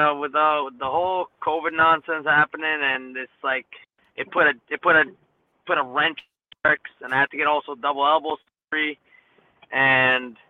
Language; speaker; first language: English; native; English